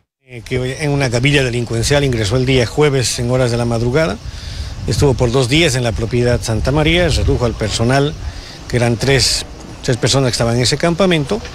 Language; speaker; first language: Spanish; native; Spanish